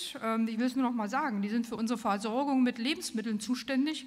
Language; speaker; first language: German; native; German